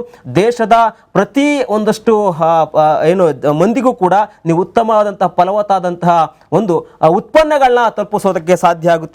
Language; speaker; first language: Kannada; native; Kannada